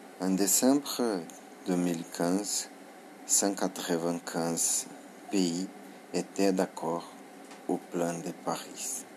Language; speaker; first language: French; non-native, learner; Portuguese